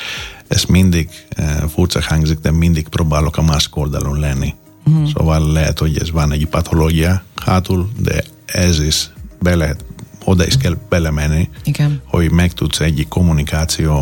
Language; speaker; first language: Hungarian; non-native, fluent; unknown